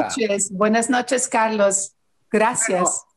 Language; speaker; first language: Spanish; non-native, learner; Greek